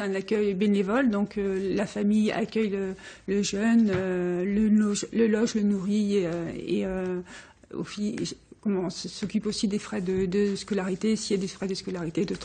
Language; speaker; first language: French; native; French